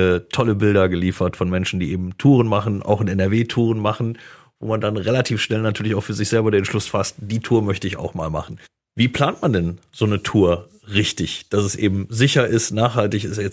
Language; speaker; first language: German; native; German